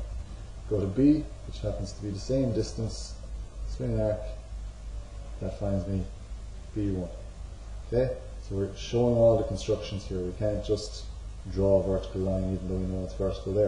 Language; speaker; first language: English; native; English